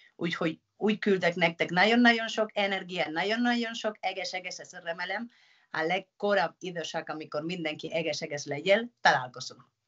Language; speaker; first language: Hungarian; non-native, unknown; Spanish